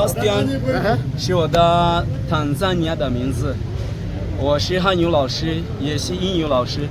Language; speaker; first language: Chinese; non-native, learner; Swahili